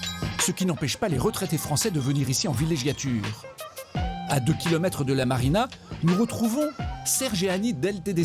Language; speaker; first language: French; native; French